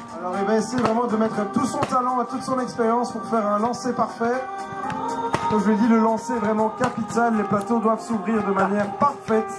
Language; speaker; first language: French; native; French